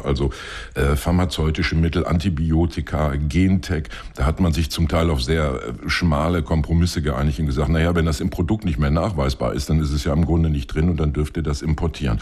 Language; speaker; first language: German; native; German